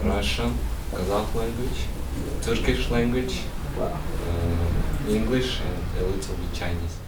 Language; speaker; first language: English; non-native, learner; Russian